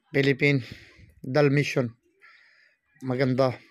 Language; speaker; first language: Filipino; non-native, learner; Punjabi